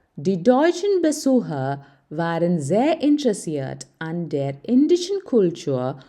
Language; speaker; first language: German; non-native, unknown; Malayalam